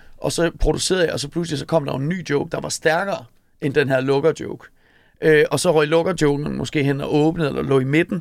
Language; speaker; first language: Danish; native; Danish